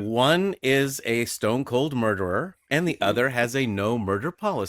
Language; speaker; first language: English; native; English